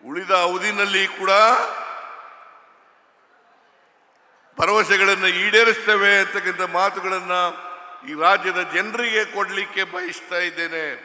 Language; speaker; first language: Kannada; native; Kannada